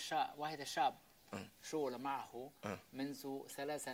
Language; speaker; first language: Arabic; non-native, learner; Chinese